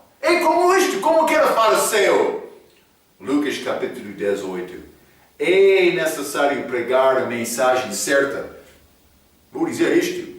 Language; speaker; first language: Portuguese; non-native, fluent; English